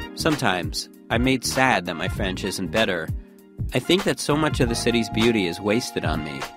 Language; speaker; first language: English; native; English